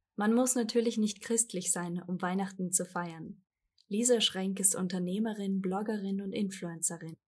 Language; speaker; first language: German; native; German